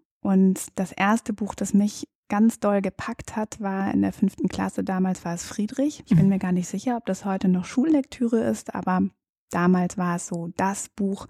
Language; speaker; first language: German; native; German